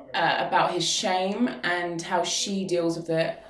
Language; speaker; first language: English; native; English